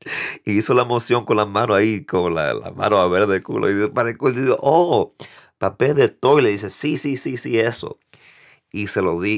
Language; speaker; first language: Spanish; early bilingual, heritage; Spanish